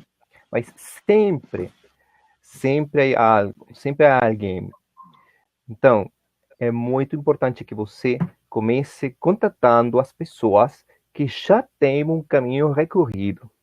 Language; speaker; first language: Portuguese; non-native, fluent; Spanish